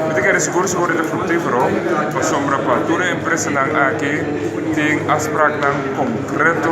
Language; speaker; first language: Portuguese; non-native, learner; Papiamento